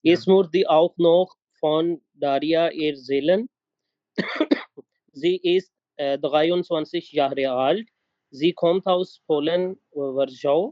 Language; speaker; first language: German; non-native, learner; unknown